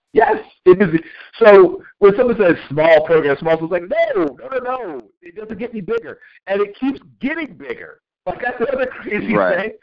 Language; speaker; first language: English; native; English